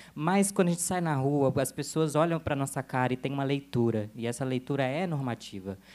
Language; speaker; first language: Portuguese; native; Portuguese